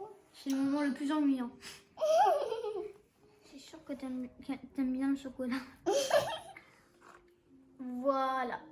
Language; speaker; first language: French; native; French